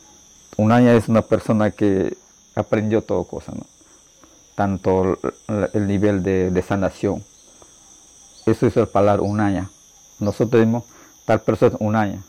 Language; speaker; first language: Spanish; non-native, local second language; Shipibo-Conibo